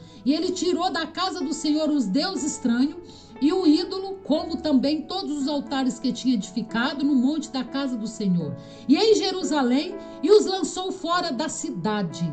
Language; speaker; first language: Portuguese; native; Portuguese